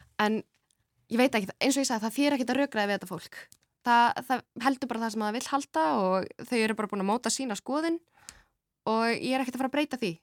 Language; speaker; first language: Icelandic; early bilingual, other home language; Kurdish